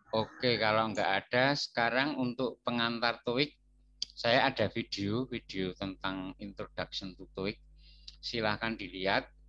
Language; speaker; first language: Indonesian; non-native, local second language; Javanese